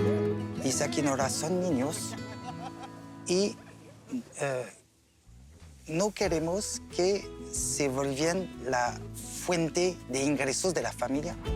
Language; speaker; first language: Spanish; non-native, learner; French